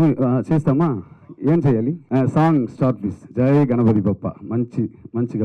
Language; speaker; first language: Telugu; non-native, fluent; Tamil